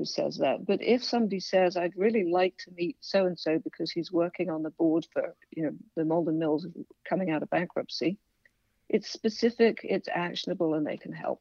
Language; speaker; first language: English; native; English